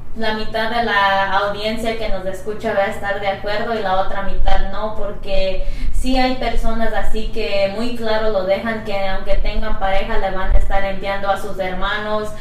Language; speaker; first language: Spanish; native; Spanish